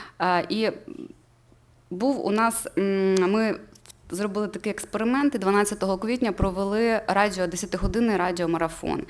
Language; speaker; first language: Ukrainian; native; Ukrainian